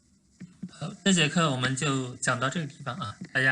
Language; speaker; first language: Chinese; native; Chinese